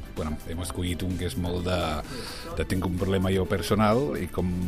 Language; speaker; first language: Catalan; non-native, fluent; English